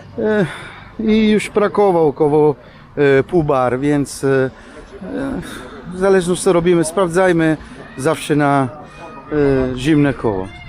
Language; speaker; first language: Polish; non-native, fluent; Italian